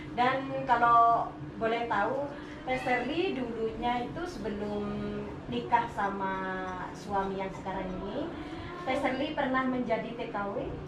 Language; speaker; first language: Indonesian; native; Indonesian